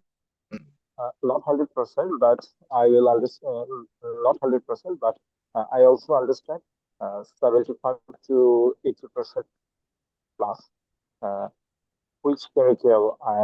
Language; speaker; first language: English; non-native, learner; Bangla